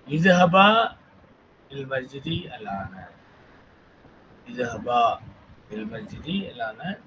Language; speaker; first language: Arabic; non-native, fluent; Tamil